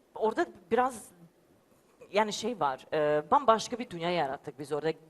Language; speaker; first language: Turkish; non-native, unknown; Serbian